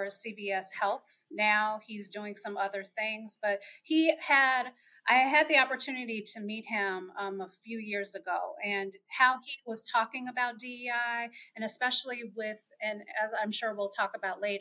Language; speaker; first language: English; native; English